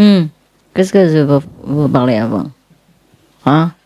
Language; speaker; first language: French; non-native, learner; Vietnamese